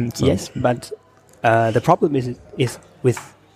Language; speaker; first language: English; non-native, fluent; Thai